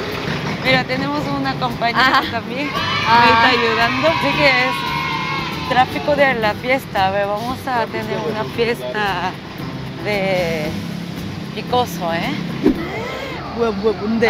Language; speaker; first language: Spanish; non-native, fluent; Korean